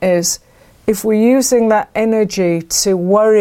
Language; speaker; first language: English; native; English